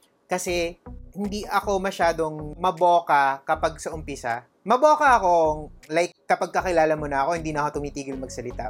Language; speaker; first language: Filipino; native; Filipino